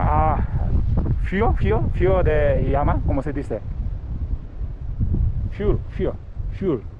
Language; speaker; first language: Spanish; non-native, learner; Korean